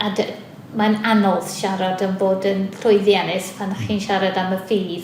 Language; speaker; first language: Welsh; non-native, fluent; English